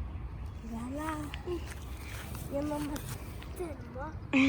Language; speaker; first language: French; native; French